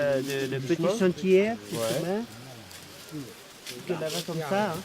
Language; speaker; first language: French; non-native, learner; Nepali